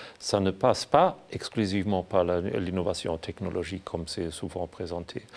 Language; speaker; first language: French; non-native, fluent; German